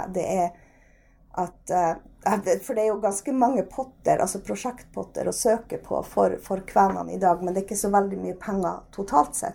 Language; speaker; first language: Norwegian; native; Norwegian